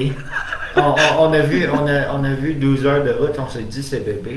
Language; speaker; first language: French; native; French